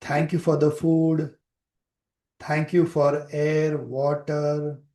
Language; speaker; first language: English; non-native, local second language; Kannada